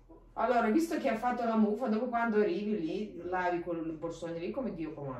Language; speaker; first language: Italian; non-native, fluent; Lithuanian